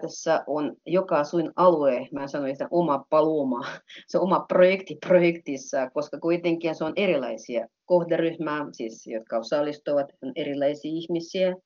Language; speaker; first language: Finnish; non-native, fluent; Russian